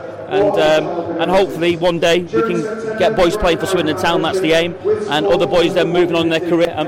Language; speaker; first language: English; native; English